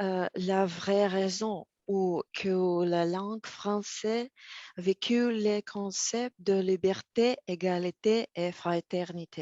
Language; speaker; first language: French; non-native, learner; Russian